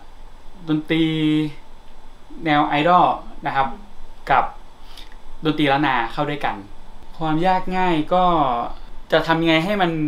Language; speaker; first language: Thai; native; Thai